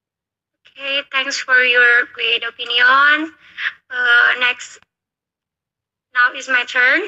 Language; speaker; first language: English; non-native, learner; Indonesian